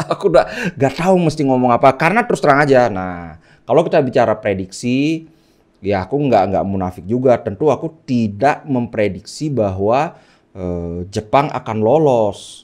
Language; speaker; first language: Indonesian; native; Indonesian